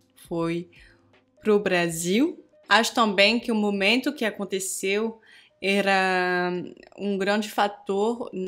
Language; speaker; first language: Portuguese; non-native, fluent; French